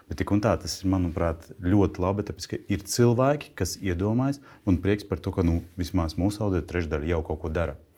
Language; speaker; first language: Latvian; non-native, local second language; Russian